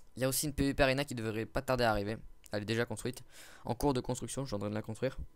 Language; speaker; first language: French; native; French